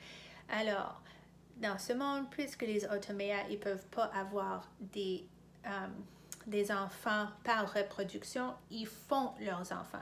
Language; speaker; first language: French; non-native, fluent; English